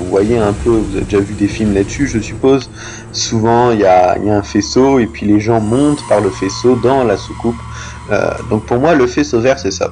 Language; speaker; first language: French; native; French